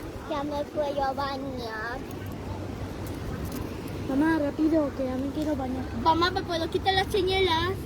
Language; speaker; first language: Spanish; early bilingual, other home language; Filipino